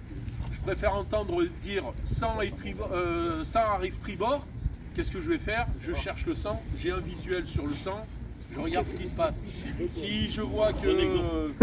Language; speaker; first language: French; native; French